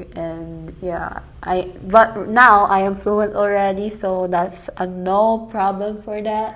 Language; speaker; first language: English; native; English